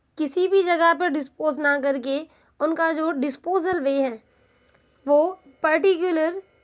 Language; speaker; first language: Hindi; non-native, local second language; Gujarati